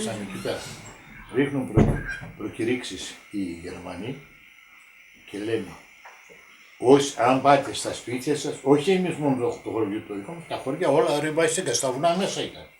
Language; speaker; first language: Greek; native; Greek